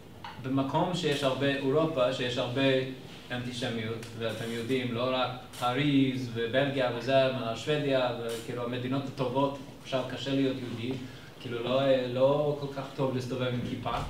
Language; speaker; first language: Hebrew; non-native, fluent; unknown